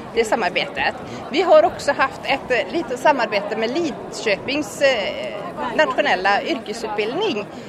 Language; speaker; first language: Swedish; native; Swedish